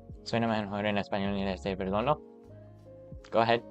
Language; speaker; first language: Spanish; non-native, learner; English